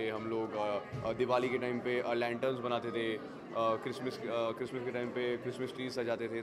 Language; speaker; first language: Hindi; native; Hindi